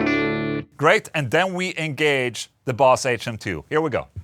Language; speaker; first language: English; non-native, fluent; Swedish